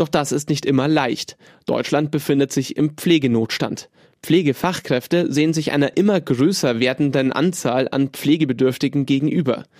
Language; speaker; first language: German; native; German